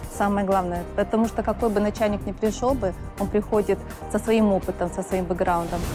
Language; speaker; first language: Russian; non-native, local second language; Kazakh